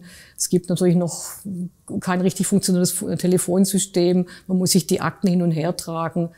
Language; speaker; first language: German; native; German